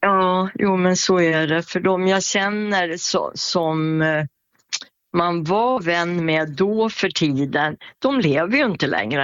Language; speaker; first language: Swedish; native; Swedish